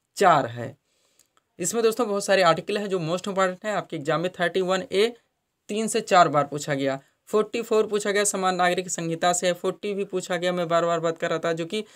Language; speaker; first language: Hindi; native; Hindi